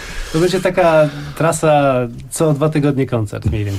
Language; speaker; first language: Polish; native; Polish